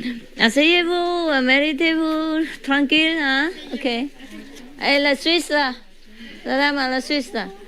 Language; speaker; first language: French; non-native, learner; Vietnamese